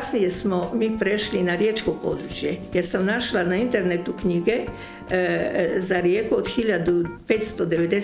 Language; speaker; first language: Croatian; native; Croatian